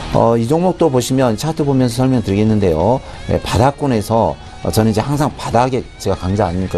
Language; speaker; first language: Korean; native; Korean